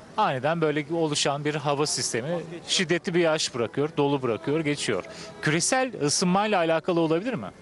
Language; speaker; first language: Turkish; native; Turkish